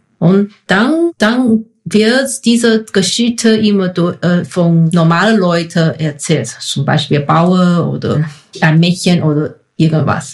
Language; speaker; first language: German; non-native, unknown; Chinese